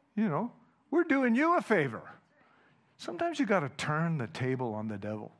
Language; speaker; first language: English; non-native, fluent; Dutch